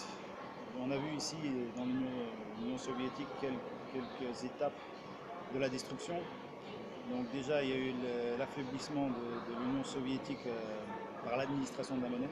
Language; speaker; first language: French; native; French